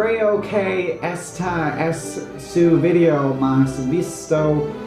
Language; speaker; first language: Spanish; non-native, learner; English